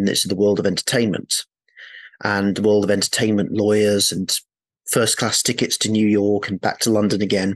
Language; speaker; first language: English; native; English